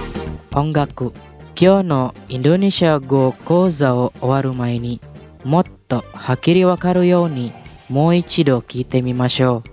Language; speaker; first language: Japanese; non-native, fluent; Indonesian